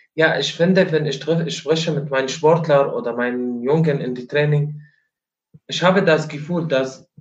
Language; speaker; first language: German; non-native, fluent; Arabic